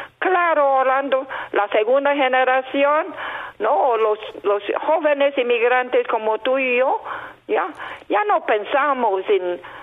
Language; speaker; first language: Spanish; non-native, fluent; Chinese